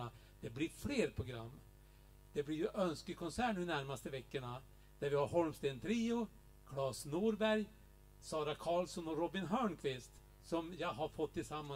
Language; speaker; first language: Swedish; native; Swedish